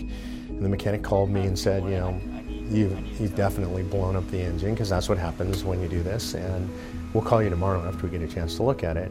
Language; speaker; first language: English; native; English